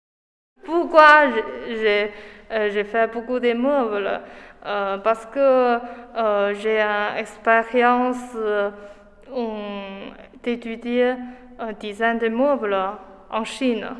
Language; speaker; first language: French; non-native, learner; Chinese